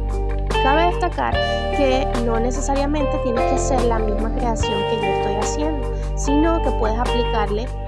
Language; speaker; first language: Spanish; native; Spanish